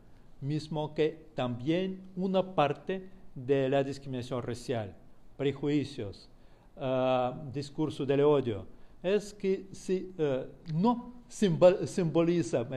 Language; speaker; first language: Spanish; non-native, fluent; Russian